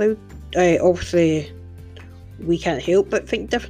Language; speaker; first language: English; native; English